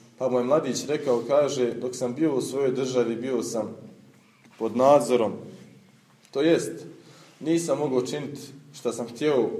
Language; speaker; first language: Bosnian; native; Bosnian